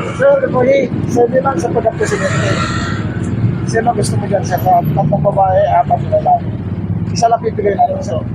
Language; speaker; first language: Filipino; native; Filipino